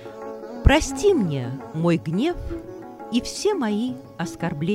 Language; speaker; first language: Russian; native; Russian